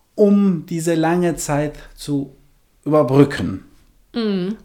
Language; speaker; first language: German; non-native, fluent; Albanian